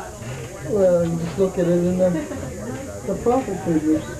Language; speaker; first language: English; native; English